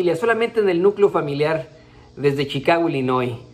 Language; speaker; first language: Spanish; native; Spanish